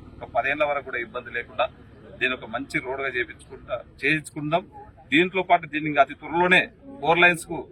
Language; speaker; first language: Telugu; native; Telugu